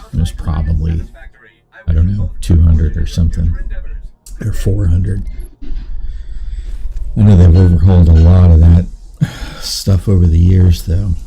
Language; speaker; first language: English; native; English